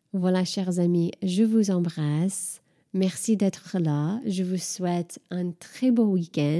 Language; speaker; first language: French; non-native, fluent; English